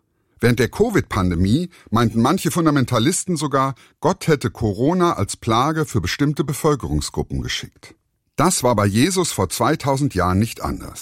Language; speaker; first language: German; native; German